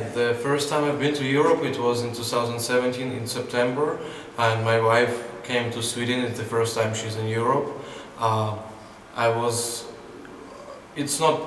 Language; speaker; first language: English; non-native, learner; Ukrainian